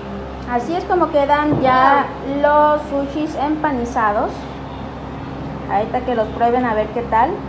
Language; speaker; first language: Spanish; native; Spanish